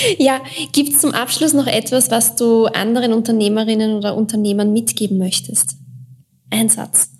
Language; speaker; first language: German; native; German